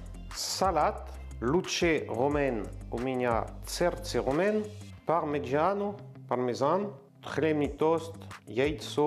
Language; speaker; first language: Russian; non-native, learner; French